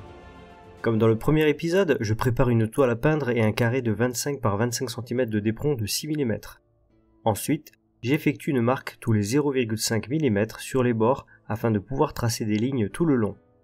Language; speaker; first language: French; native; French